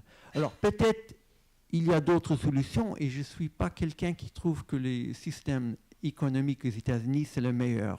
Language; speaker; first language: French; non-native, fluent; English